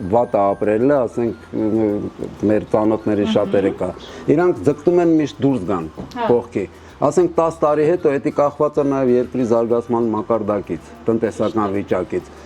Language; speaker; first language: Armenian; native; Armenian